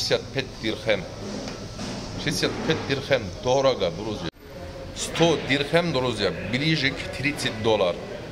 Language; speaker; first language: Russian; non-native, learner; Turkish